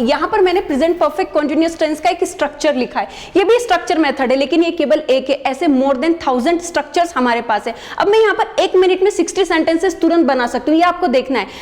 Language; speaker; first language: Hindi; native; Hindi